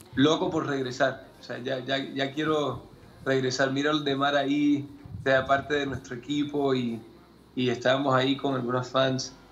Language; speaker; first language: Spanish; early bilingual, heritage; Spanish